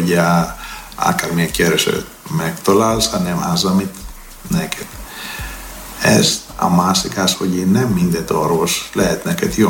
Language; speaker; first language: Hungarian; non-native, learner; Greek